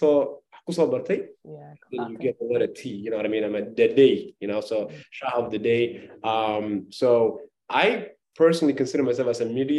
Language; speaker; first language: English; non-native, fluent; Somali